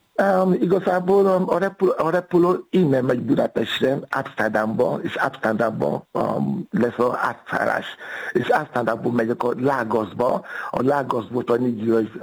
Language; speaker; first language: Hungarian; non-native, fluent; Yoruba